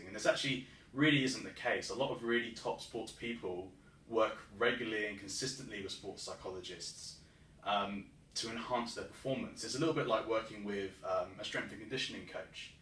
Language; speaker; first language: English; native; English